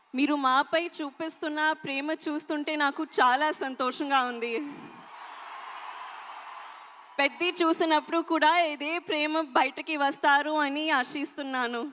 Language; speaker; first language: Telugu; non-native, learner; Hindi